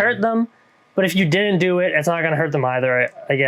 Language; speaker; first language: English; native; English